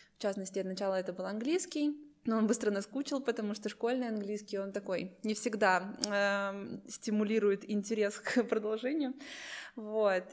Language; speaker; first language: Russian; native; Russian